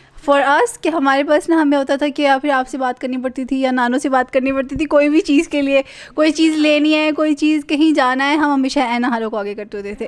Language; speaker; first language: Urdu; native; Urdu